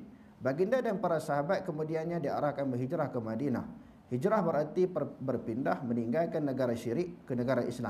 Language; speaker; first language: Malay; native; Malay